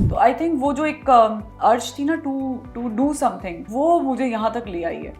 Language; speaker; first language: Urdu; native; Urdu